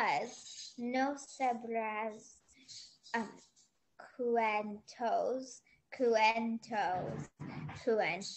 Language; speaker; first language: Spanish; non-native, learner; English